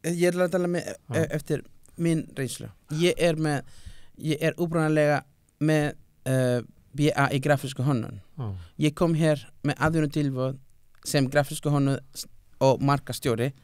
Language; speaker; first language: Icelandic; non-native, learner; Spanish